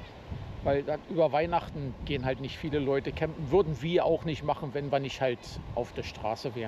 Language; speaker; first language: German; native; German